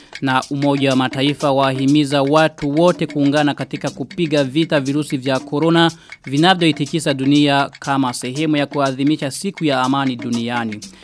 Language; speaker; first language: Swahili; non-native, local second language; Rundi